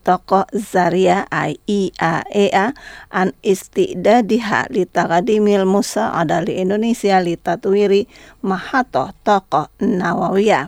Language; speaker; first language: Arabic; non-native, learner; Indonesian